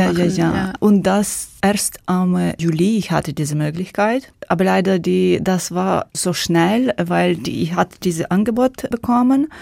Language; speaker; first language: German; non-native, learner; Ukrainian